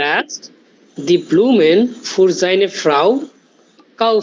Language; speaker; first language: German; non-native, learner; Bangla